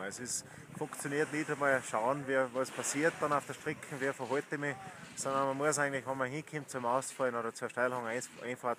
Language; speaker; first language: German; native; German